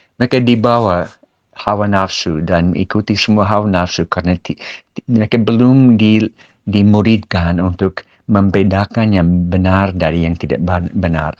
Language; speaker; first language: Malay; non-native, fluent; English